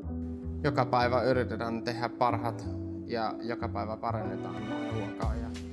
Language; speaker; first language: Finnish; non-native, fluent; German